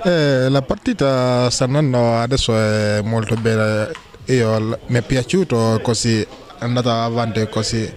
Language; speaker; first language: Italian; non-native, learner; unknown